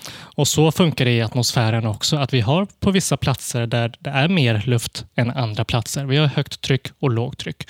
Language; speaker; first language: Swedish; early bilingual, other home language; Cantonese